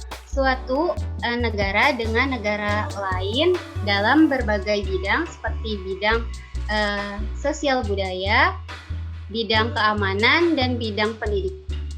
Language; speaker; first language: Indonesian; native; Indonesian